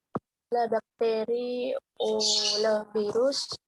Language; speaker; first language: French; non-native, learner; Indonesian